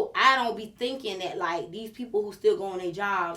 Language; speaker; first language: English; native; English